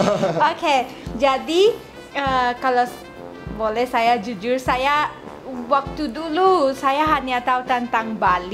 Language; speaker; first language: Indonesian; non-native, fluent; Manipuri